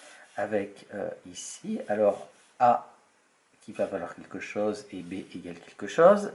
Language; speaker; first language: French; native; French